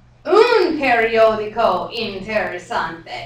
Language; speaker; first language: Spanish; non-native, fluent; English